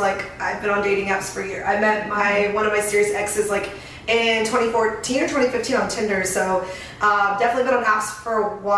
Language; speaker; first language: English; native; English